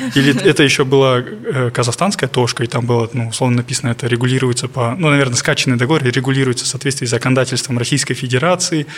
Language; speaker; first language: Russian; non-native, local second language; Kazakh